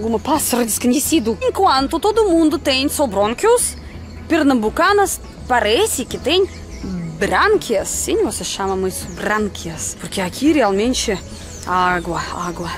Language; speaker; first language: Portuguese; non-native, fluent; Russian